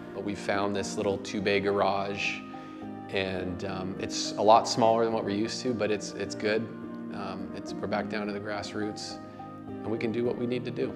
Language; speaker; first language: English; native; English